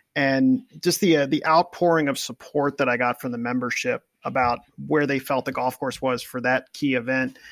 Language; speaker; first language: English; native; English